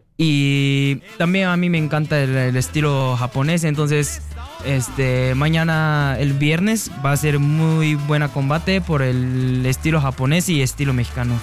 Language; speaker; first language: Spanish; non-native, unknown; Japanese